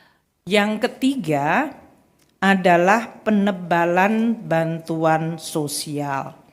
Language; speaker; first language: Indonesian; native; Indonesian